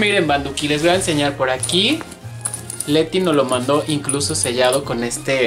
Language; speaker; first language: Spanish; native; Spanish